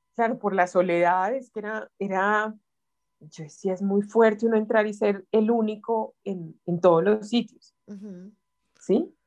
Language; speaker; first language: Spanish; native; Spanish